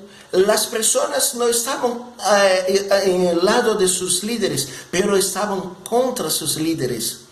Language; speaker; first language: Spanish; non-native, fluent; Portuguese